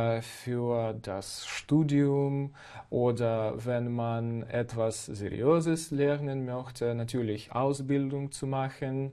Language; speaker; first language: German; non-native, fluent; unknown